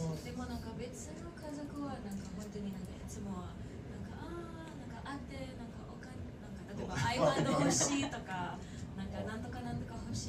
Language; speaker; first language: Japanese; non-native, fluent; Filipino